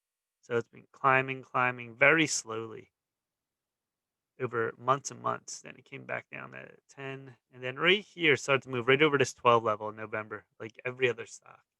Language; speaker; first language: English; native; English